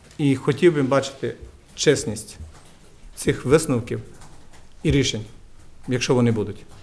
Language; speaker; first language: Ukrainian; native; Ukrainian